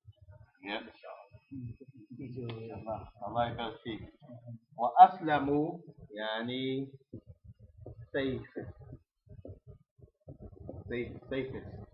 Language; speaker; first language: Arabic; non-native, fluent; English